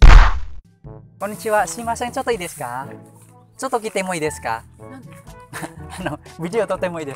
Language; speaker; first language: Japanese; non-native, learner; Indonesian